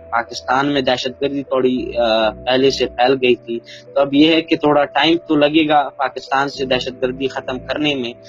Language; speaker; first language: Urdu; non-native, local second language; Pashto